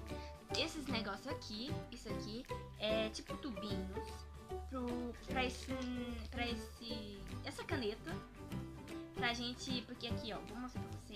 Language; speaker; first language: Portuguese; early bilingual, heritage; Portuguese